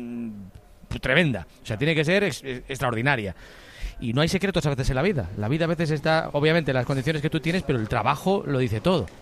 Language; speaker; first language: Spanish; native; Spanish